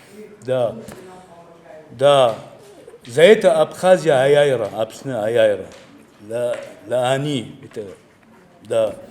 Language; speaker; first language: Russian; non-native, learner; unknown